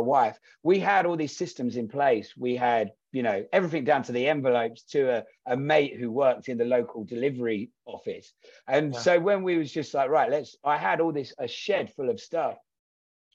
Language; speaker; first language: English; native; English